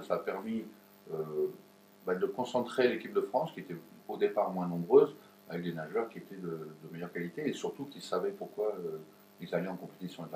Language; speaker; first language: French; native; French